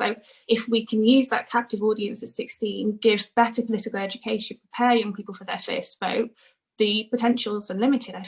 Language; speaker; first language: English; native; English